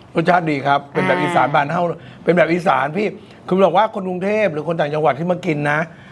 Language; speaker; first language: Thai; native; Thai